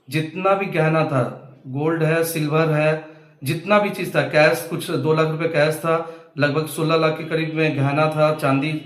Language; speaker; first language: Hindi; native; Hindi